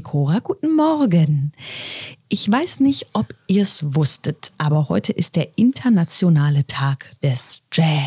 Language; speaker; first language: German; native; German